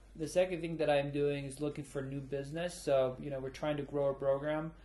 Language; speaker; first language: English; early bilingual, other home language; German